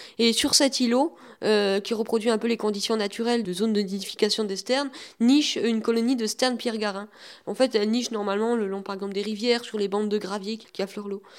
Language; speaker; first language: French; native; French